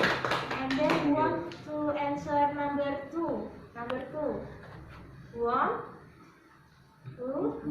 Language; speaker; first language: English; non-native, learner; Indonesian